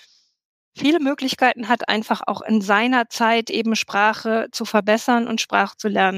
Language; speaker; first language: German; native; German